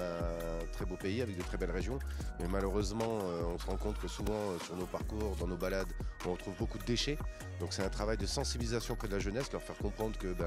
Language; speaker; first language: French; non-native, local second language; Arabic